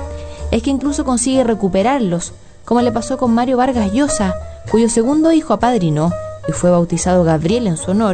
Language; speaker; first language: Spanish; native; Spanish